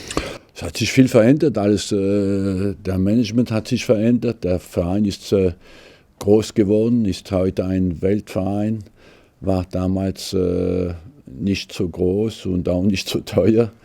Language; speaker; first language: German; non-native, fluent; French